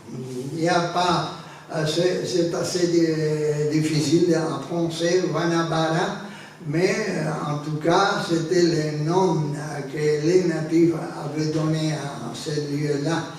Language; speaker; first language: French; non-native, fluent; Spanish